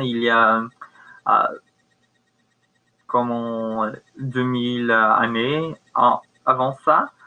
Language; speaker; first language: French; non-native, learner; English